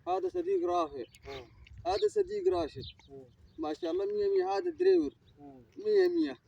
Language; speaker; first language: Arabic; non-native, learner; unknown